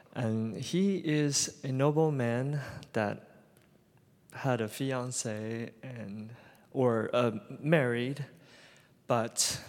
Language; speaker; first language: English; non-native, fluent; Chinese